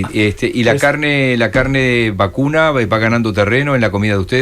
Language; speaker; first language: Spanish; native; Spanish